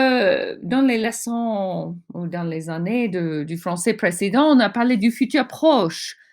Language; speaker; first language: French; non-native, fluent; English